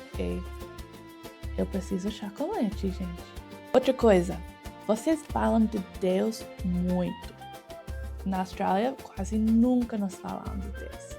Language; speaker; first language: Portuguese; non-native, learner; English